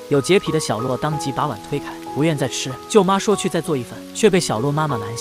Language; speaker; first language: Chinese; native; Chinese